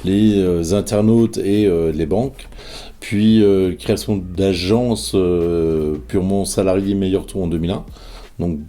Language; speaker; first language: French; native; French